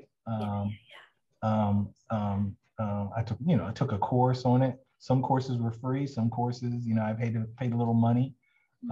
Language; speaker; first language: English; native; English